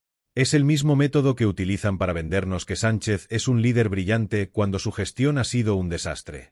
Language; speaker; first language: Spanish; native; Spanish